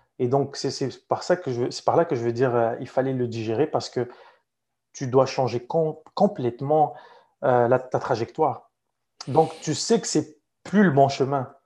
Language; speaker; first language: French; non-native, local second language; Arabic